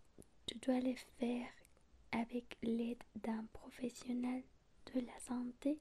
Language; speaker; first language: French; non-native, learner; Spanish